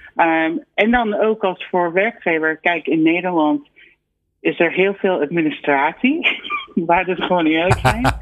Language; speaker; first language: Dutch; non-native, fluent; English